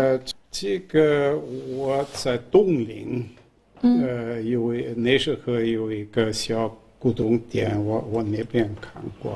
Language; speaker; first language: Chinese; non-native, fluent; German